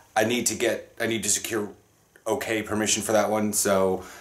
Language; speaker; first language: English; native; English